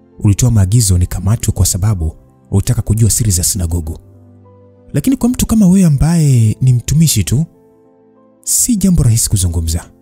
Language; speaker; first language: Swahili; native; Swahili